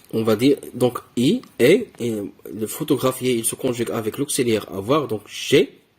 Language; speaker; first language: French; non-native, local second language; Arabic